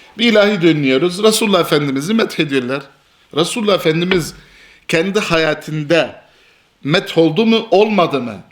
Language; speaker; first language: Turkish; non-native, fluent; Albanian